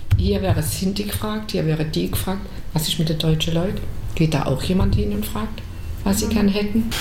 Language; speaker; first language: German; native; German